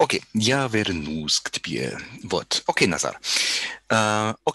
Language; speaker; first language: Russian; non-native, learner; German